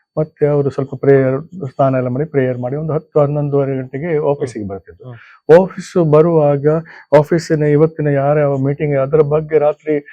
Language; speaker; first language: Kannada; non-native, local second language; Konkani